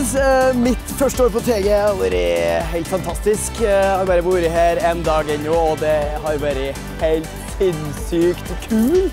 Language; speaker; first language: Norwegian; native; Norwegian